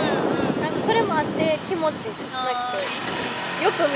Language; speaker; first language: Japanese; native; Japanese